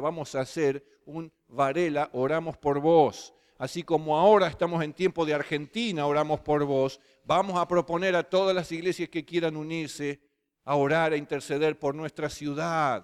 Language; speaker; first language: Spanish; native; Spanish